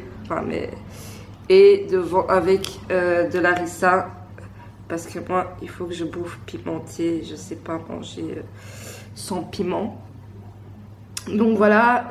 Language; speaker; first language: French; native; French